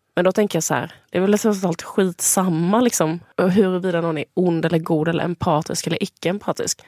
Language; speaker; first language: Swedish; native; Swedish